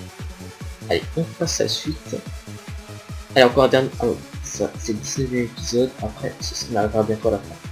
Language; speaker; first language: French; native; French